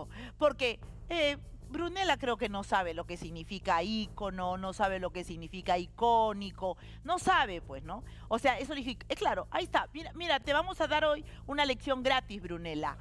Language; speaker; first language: Spanish; native; Spanish